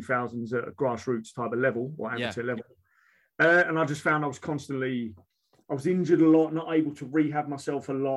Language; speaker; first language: English; native; English